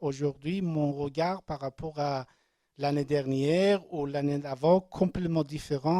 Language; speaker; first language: French; non-native, learner; Persian